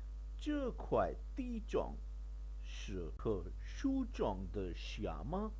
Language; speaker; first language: Chinese; non-native, learner; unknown